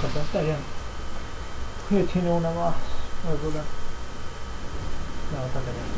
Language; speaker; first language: Spanish; native; Spanish